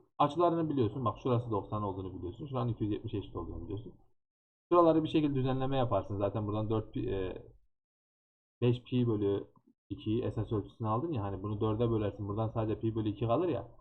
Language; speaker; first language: Turkish; native; Turkish